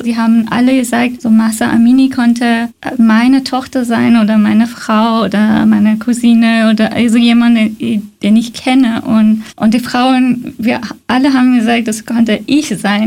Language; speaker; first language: German; non-native, fluent; Persian